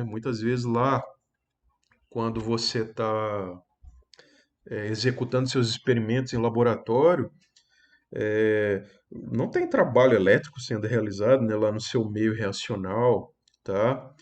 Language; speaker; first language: Portuguese; native; Portuguese